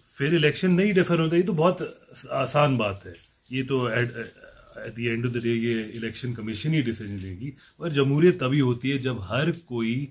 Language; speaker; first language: Hindi; non-native, local second language; Kashmiri